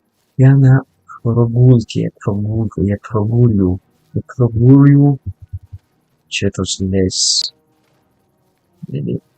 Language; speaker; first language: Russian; non-native, learner; English